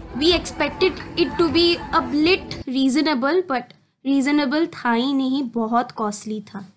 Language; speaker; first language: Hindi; non-native, local second language; Bangla